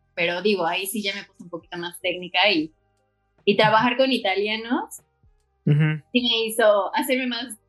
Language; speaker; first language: Spanish; native; Spanish